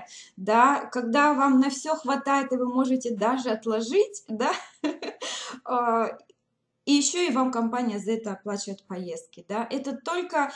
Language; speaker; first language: Russian; native; Russian